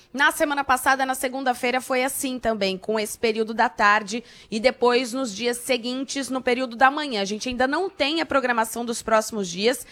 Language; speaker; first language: Portuguese; native; Portuguese